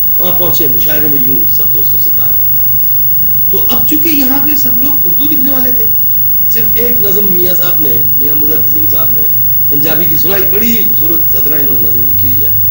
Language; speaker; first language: Urdu; non-native, local second language; Punjabi